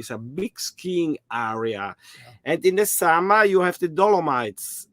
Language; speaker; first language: English; non-native, learner; German